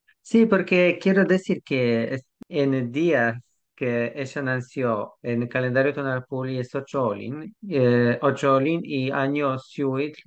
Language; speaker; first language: Spanish; non-native, learner; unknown